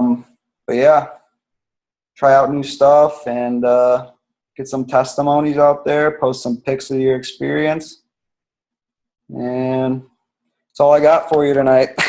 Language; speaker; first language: English; native; English